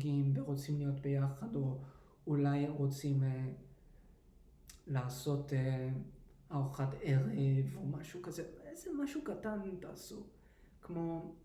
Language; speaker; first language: Hebrew; early bilingual, heritage; English